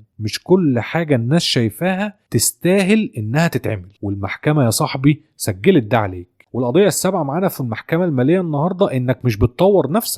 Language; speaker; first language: Arabic; native; Arabic